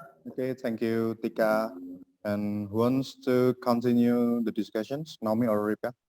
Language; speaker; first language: English; non-native, learner; Indonesian